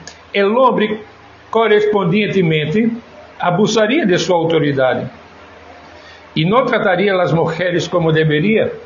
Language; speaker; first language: Spanish; non-native, fluent; Portuguese